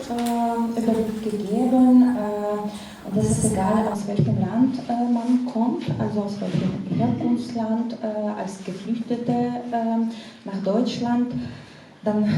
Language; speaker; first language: German; non-native, fluent; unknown